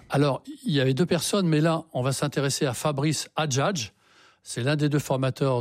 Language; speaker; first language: French; native; French